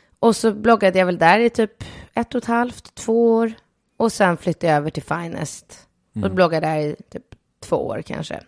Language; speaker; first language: Swedish; early bilingual, other home language; Polish